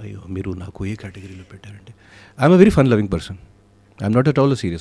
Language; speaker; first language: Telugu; non-native, fluent; Hindi